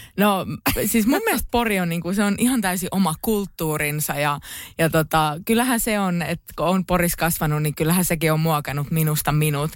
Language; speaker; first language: Finnish; native; Finnish